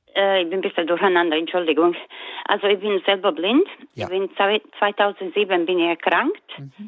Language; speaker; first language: German; non-native, learner; Croatian